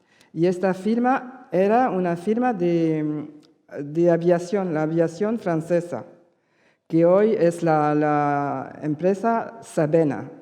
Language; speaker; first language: Spanish; early bilingual, heritage; Spanish